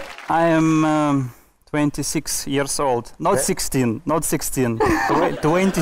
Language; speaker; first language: English; non-native, learner; Russian